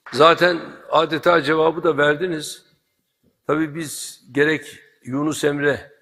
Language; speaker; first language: Turkish; native; Turkish